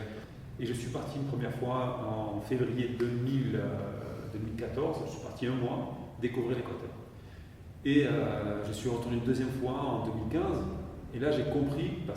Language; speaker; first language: French; native; French